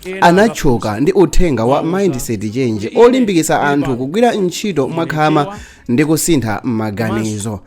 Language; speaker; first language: Nyanja; native; Nyanja